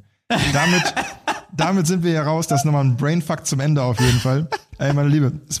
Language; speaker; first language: German; native; German